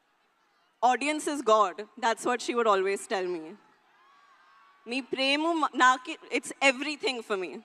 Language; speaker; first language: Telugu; non-native, local second language; Hindi